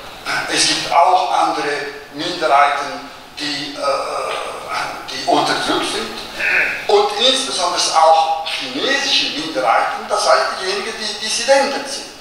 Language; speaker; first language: German; non-native, local second language; Italian